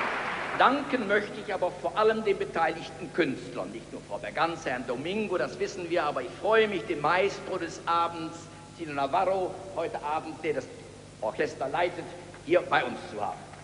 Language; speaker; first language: German; native; German